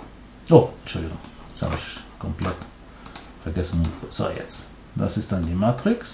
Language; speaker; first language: German; non-native, fluent; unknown